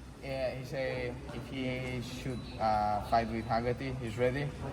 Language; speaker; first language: English; non-native, fluent; Thai